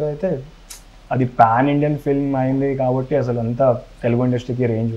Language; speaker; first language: Telugu; non-native, local second language; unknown